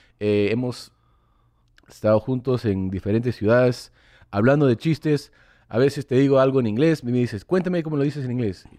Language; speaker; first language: Spanish; early bilingual, heritage; Spanish